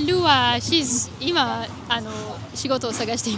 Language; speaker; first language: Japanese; non-native, fluent; French